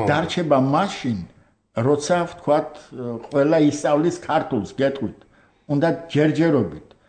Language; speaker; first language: Georgian; non-native, local second language; Armenian